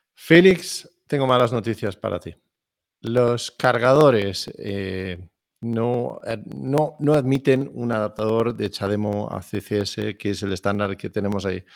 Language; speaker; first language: Spanish; non-native, fluent; Danish